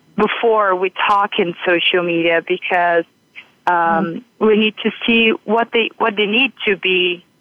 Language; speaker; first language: English; non-native, fluent; Portuguese